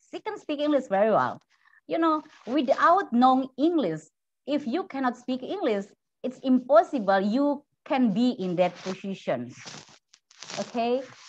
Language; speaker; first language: English; non-native, fluent; Indonesian